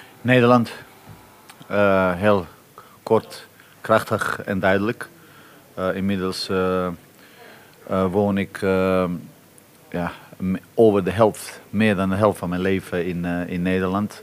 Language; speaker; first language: Dutch; non-native, fluent; Bosnian